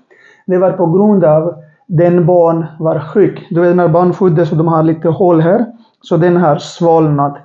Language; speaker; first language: Swedish; non-native, learner; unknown